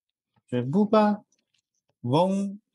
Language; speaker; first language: French; non-native, learner; Chinese